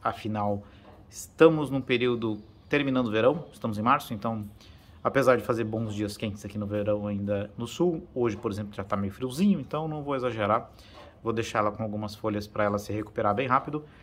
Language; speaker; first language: Portuguese; native; Portuguese